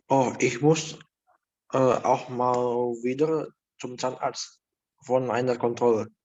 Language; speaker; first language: German; non-native, learner; Indonesian